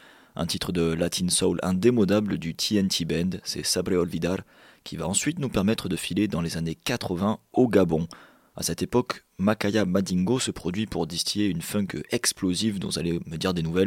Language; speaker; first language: French; native; French